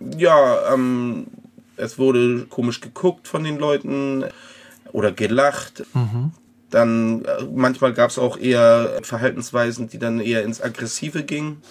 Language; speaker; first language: German; native; German